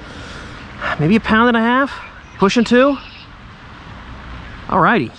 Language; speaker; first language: English; native; English